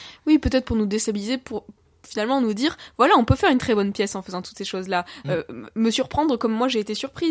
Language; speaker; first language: French; native; French